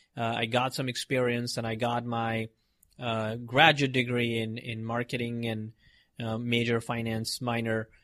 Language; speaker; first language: English; non-native, local second language; Hindi